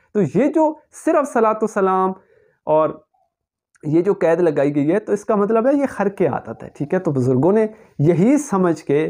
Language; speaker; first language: Urdu; native; Urdu